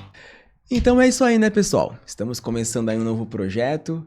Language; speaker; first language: Portuguese; native; Portuguese